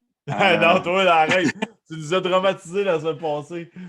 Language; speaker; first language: French; native; French